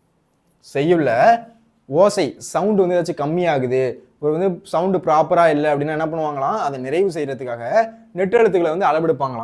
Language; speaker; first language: Tamil; native; Tamil